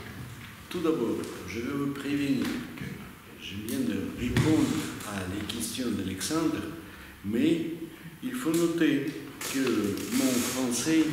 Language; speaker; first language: French; non-native, learner; Russian